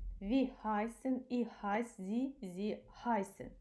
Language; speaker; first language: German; non-native, fluent; Ukrainian